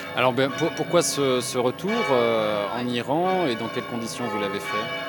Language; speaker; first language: French; native; French